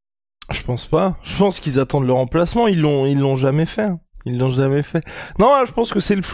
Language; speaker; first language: French; native; French